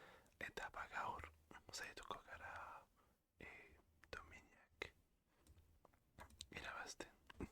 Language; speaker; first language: Basque; non-native, learner; French